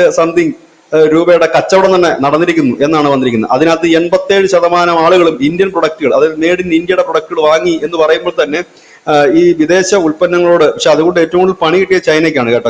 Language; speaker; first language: Malayalam; native; Malayalam